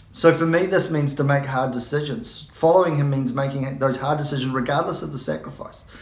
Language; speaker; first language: English; native; English